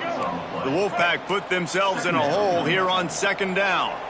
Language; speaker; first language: English; native; English